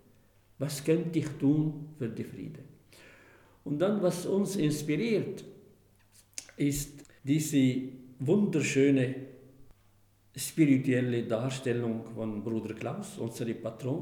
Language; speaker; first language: German; non-native, fluent; Arabic